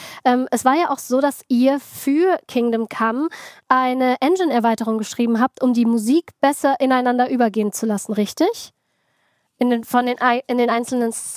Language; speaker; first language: German; native; German